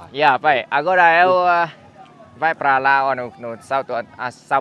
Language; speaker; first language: Portuguese; non-native, learner; Vietnamese